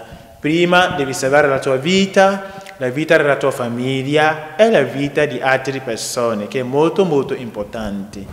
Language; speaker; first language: Italian; non-native, learner; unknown